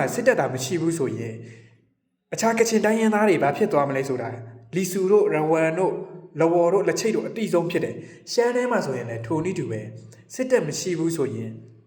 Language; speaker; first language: Burmese; native; Burmese